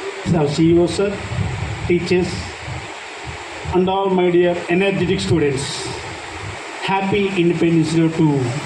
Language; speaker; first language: English; non-native, local second language; Telugu